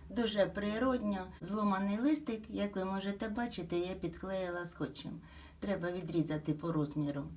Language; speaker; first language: Ukrainian; native; Ukrainian